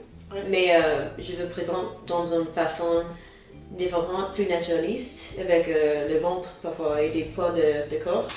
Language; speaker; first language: French; non-native, fluent; English